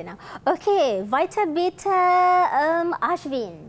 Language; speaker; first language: German; non-native, fluent; Malay